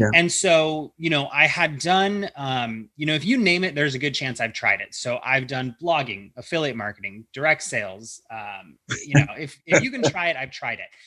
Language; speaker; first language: English; native; English